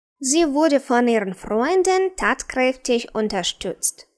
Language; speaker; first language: German; non-native, fluent; Ukrainian